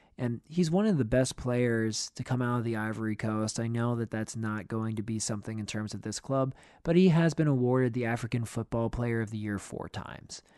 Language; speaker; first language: English; native; English